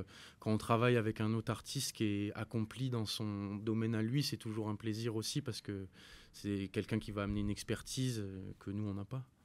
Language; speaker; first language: French; native; French